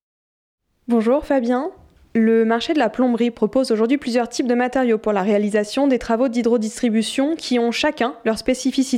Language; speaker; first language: French; native; French